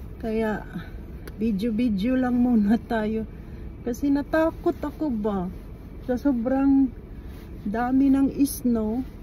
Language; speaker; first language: Filipino; non-native, local second language; Cebuano